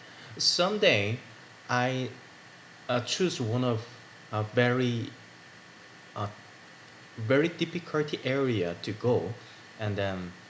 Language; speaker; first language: English; non-native, learner; Korean